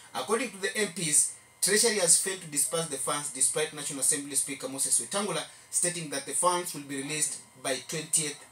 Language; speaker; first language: English; non-native, local second language; Swahili